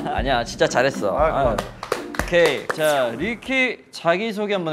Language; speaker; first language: Korean; native; Korean